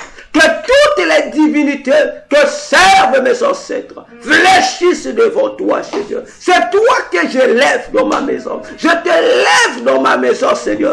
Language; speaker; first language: French; non-native, local second language; Lingala